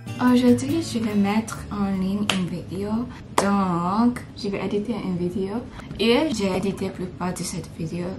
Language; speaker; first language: French; non-native, learner; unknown